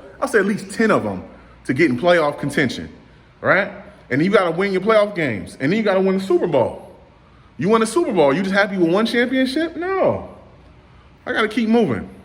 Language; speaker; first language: English; native; English